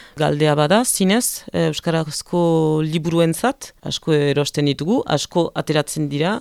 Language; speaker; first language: Basque; native; Basque